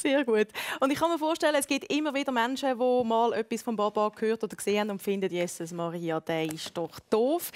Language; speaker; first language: German; native; German